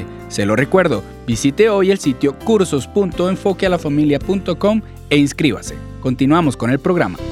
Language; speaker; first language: Spanish; native; Spanish